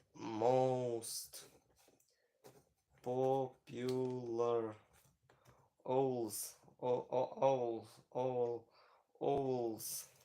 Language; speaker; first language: English; non-native, learner; Ukrainian